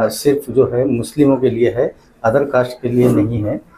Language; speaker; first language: Hindi; non-native, local second language; Marathi